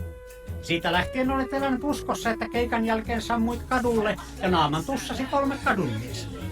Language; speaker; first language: Finnish; native; Finnish